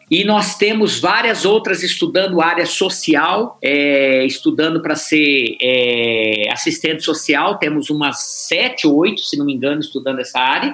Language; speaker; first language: Portuguese; native; Portuguese